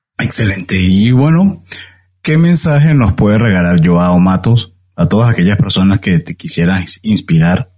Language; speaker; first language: Spanish; native; Spanish